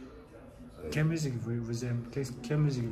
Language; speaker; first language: French; non-native, learner; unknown